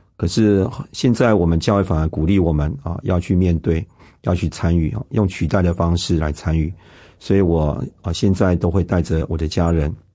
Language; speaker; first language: Chinese; non-native, local second language; Hakka Chinese